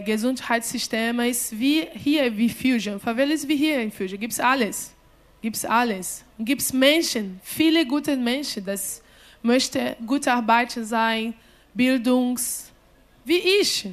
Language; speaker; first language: German; non-native, learner; Portuguese